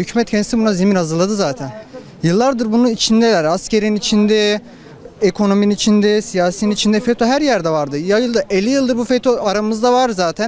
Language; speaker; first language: Turkish; native; Turkish